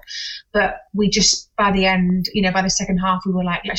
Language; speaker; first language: English; native; English